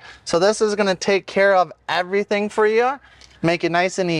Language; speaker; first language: English; native; English